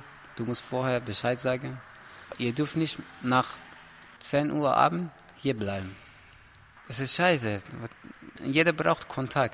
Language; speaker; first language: German; non-native, learner; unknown